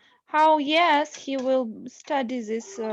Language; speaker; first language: English; non-native, learner; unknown